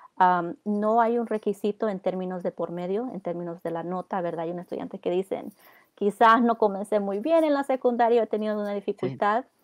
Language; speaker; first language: Spanish; early bilingual, heritage; Spanish